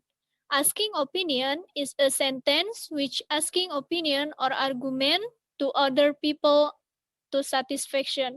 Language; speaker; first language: English; non-native, learner; Indonesian